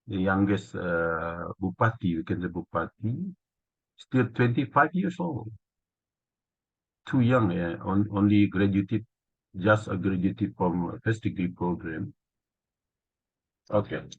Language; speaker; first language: English; non-native, learner; Indonesian